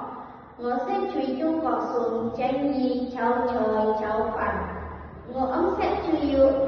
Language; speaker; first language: Cantonese; non-native, learner; Indonesian